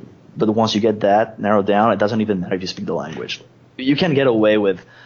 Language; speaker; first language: English; non-native, fluent; Spanish